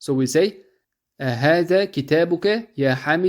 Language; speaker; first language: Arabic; non-native, fluent; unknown